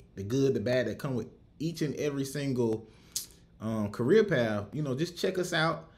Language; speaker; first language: English; native; English